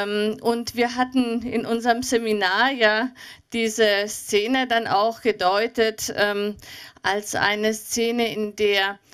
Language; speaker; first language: German; native; German